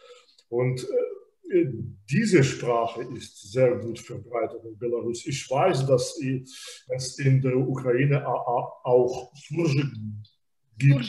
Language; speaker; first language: German; non-native, fluent; Belarusian